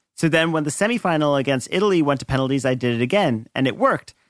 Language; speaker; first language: English; native; English